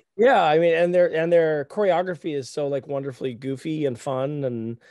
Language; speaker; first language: English; native; English